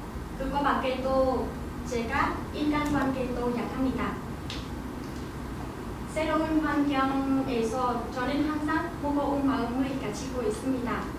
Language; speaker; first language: Korean; non-native, learner; Vietnamese